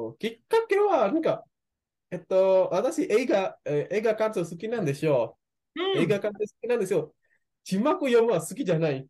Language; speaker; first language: Japanese; non-native, fluent; Indonesian